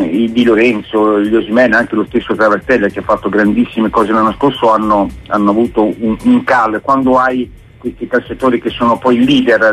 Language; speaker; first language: Italian; native; Italian